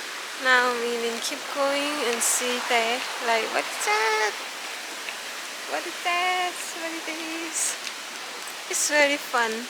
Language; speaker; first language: English; non-native, learner; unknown